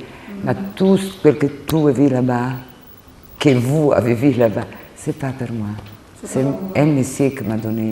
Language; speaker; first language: French; non-native, learner; Italian